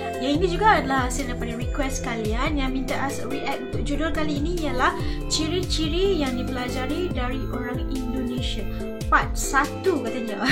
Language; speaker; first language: Malay; native; Malay